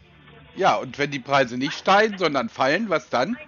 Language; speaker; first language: German; native; German